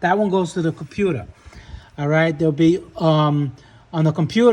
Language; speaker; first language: English; native; English